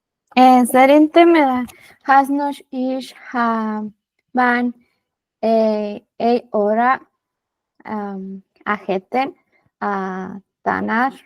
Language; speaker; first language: Hungarian; non-native, learner; Spanish